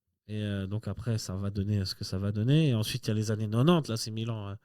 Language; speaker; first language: French; native; French